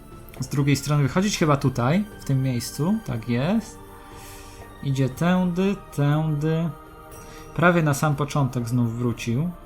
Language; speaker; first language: Polish; native; Polish